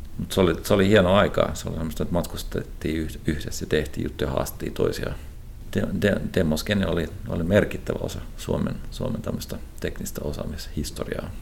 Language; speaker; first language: Finnish; native; Finnish